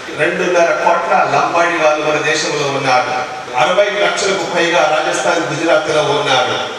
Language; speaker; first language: Telugu; non-native, local second language; Lambadi